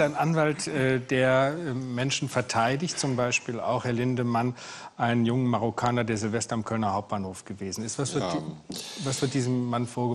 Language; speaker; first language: German; native; German